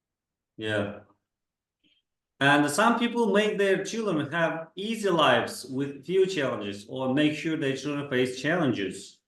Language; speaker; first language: English; non-native, fluent; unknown